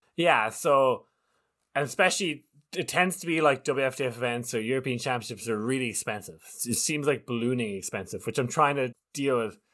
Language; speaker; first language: English; native; English